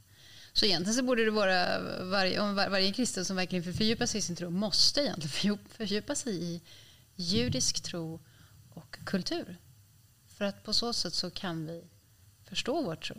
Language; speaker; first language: Swedish; native; Swedish